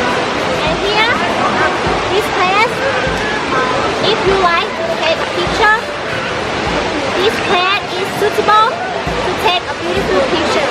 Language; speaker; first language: English; non-native, learner; Thai